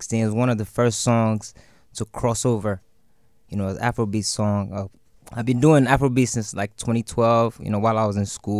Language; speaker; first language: English; non-native, local second language; Yoruba